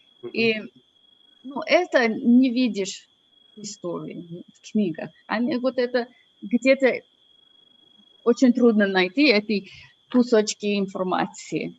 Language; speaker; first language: Russian; non-native, fluent; English